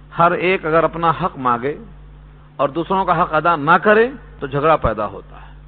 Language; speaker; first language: Urdu; native; Urdu